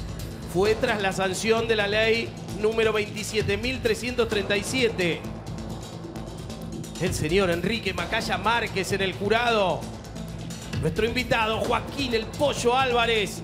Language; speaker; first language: Spanish; native; Spanish